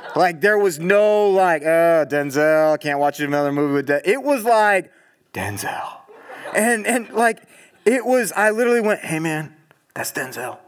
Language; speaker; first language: English; native; English